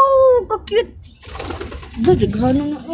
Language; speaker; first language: Arabic; non-native, learner; Cebuano